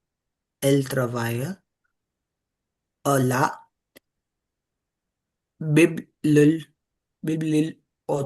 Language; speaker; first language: French; non-native, learner; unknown